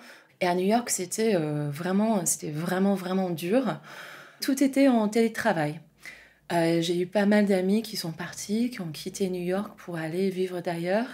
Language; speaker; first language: French; non-native, fluent; English